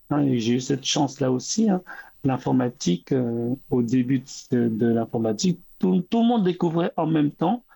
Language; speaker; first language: French; early bilingual, other home language; Khmer